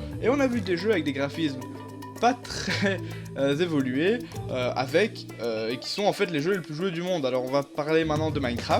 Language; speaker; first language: French; native; French